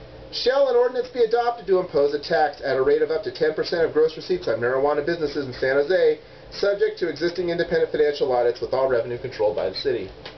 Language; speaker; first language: English; native; English